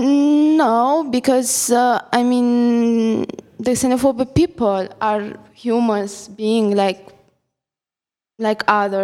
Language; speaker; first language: English; non-native, fluent; Italian